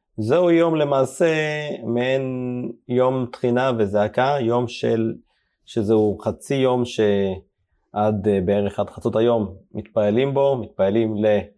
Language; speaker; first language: Hebrew; early bilingual, other home language; Amharic